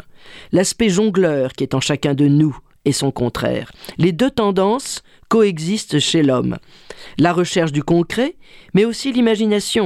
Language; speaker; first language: French; native; French